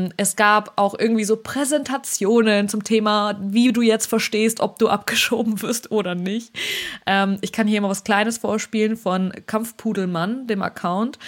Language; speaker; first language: German; early bilingual, other home language; Russian